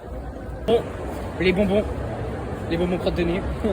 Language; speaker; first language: French; native; French